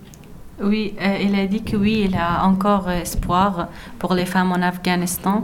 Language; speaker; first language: French; non-native, learner; Persian